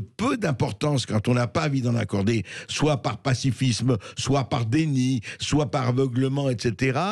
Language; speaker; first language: French; native; French